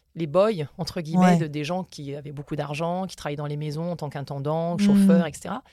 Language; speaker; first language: French; native; French